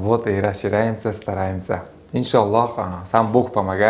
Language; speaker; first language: Russian; non-native, local second language; Uzbek